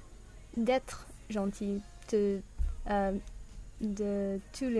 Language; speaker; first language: French; non-native, learner; English